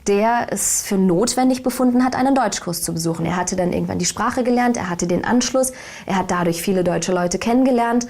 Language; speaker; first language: German; early bilingual, other home language; Turkish